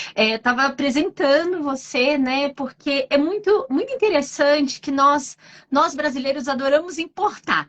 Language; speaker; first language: Portuguese; native; Portuguese